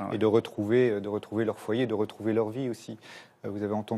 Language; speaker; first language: French; native; French